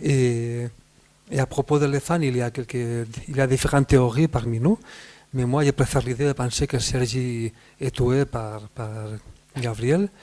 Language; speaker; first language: French; non-native, fluent; Spanish